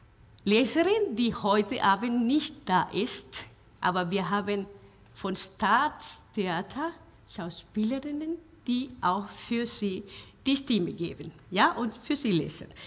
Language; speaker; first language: German; non-native, fluent; Spanish